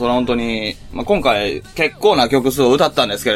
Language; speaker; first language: Japanese; native; Japanese